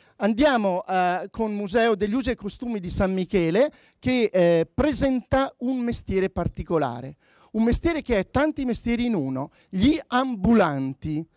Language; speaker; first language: Italian; native; Italian